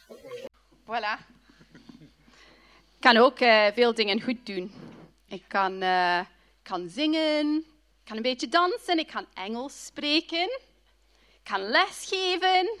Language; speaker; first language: Dutch; non-native, fluent; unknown